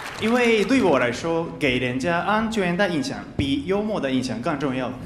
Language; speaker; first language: Chinese; non-native, fluent; Japanese